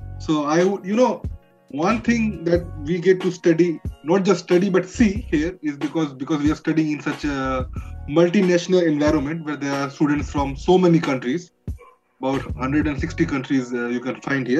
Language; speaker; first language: English; non-native, local second language; Bangla